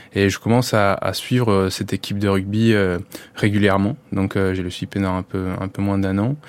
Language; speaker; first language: French; non-native, fluent; Spanish